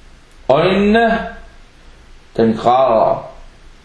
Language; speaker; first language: Danish; non-native, fluent; Arabic